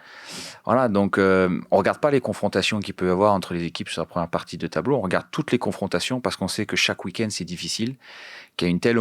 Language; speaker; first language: French; native; French